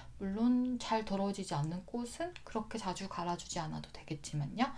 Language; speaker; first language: Korean; native; Korean